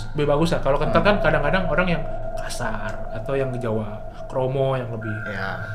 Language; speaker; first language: Indonesian; native; Indonesian